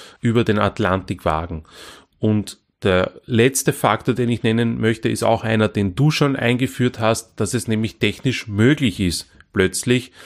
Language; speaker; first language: German; non-native, local second language; Croatian